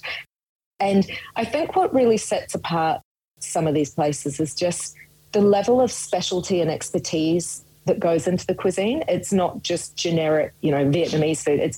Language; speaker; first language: English; native; English